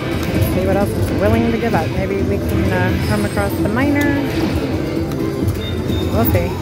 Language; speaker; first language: English; native; English